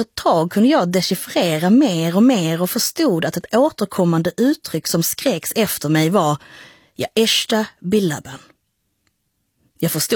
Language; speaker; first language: Swedish; native; Swedish